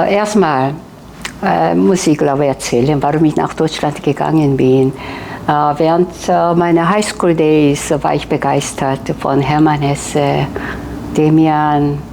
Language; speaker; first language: German; non-native, fluent; Korean